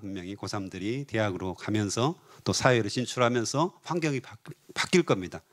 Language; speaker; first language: Korean; native; Korean